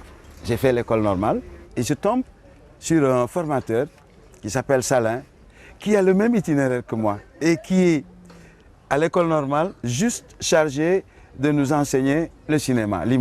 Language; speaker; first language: French; non-native, local second language; Wolof